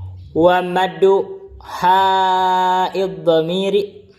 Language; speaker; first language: Arabic; non-native, fluent; Indonesian